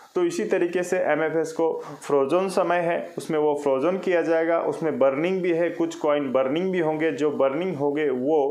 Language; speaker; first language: Hindi; non-native, local second language; Marathi